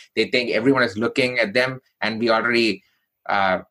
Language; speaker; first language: English; non-native, local second language; Tamil